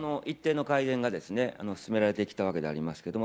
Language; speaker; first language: Japanese; native; Japanese